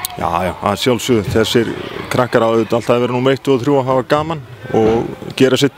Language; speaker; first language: Icelandic; native; Icelandic